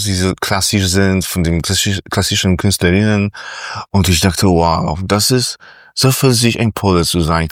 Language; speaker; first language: German; non-native, fluent; Polish